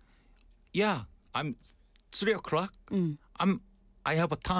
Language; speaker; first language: English; non-native, learner; Korean